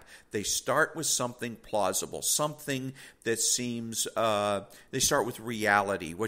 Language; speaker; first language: English; native; English